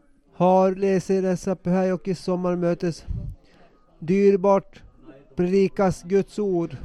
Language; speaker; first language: Swedish; non-native, local second language; Finnish